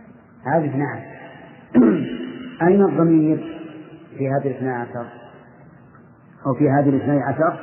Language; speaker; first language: Arabic; native; Arabic